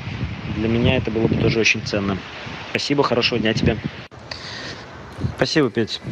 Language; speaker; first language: Russian; native; Russian